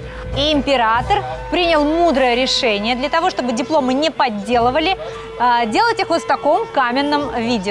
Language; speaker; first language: Russian; native; Russian